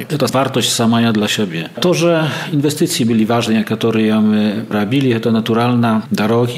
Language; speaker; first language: Polish; non-native, local second language; Belarusian